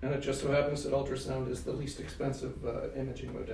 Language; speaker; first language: English; native; English